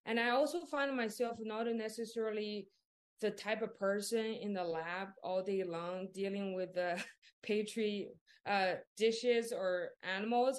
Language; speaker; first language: English; non-native, fluent; Chinese